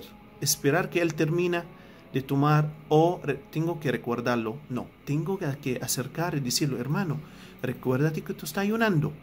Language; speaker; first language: Spanish; non-native, fluent; Arabic